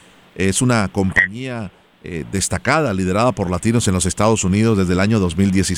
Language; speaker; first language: Spanish; native; Spanish